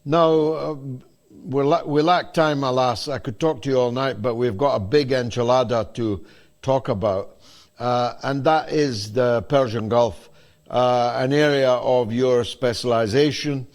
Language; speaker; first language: English; native; English